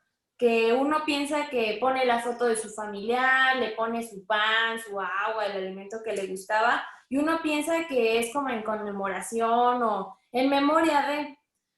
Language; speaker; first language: Spanish; native; Spanish